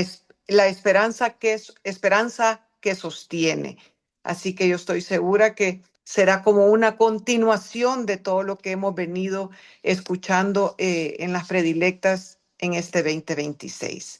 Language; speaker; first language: Spanish; native; Spanish